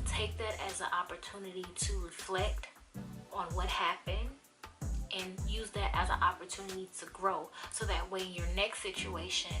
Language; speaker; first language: English; native; English